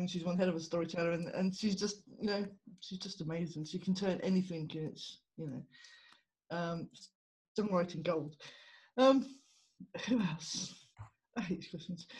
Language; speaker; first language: English; native; English